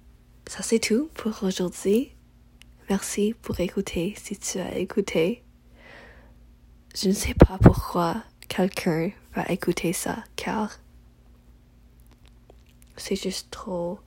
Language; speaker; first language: French; non-native, learner; English